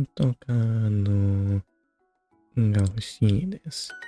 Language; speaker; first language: Japanese; non-native, learner; English